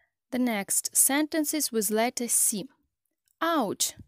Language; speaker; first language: English; non-native, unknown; Ukrainian